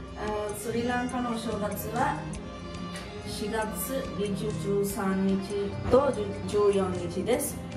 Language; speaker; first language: Japanese; non-native, learner; Sinhala